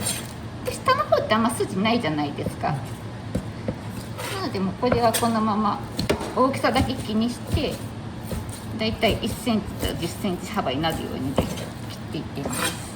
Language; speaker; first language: Japanese; native; Japanese